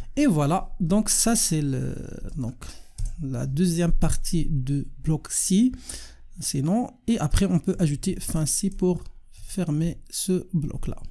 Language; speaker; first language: French; non-native, local second language; Arabic